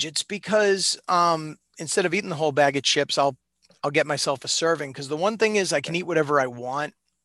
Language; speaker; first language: English; native; English